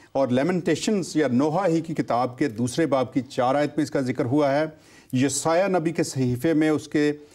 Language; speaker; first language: Urdu; non-native, local second language; Punjabi